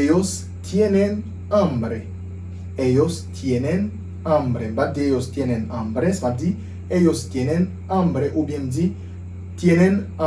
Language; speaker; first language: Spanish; non-native, fluent; Haitian Creole